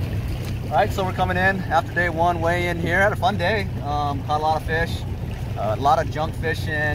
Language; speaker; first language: English; native; English